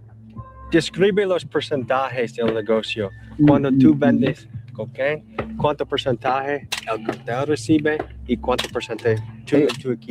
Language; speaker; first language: Spanish; non-native, learner; English